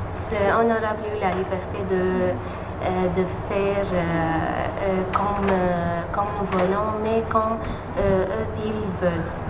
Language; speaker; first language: French; non-native, learner; Arabic